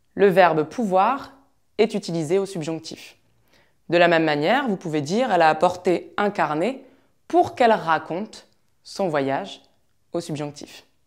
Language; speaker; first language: French; native; French